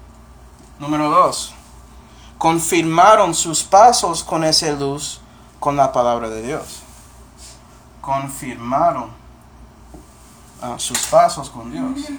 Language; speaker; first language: Spanish; non-native, fluent; English